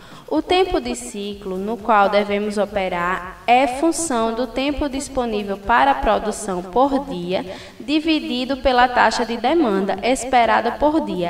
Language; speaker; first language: Portuguese; native; Portuguese